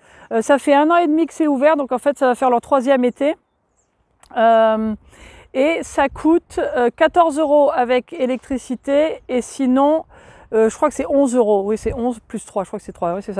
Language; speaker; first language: French; native; French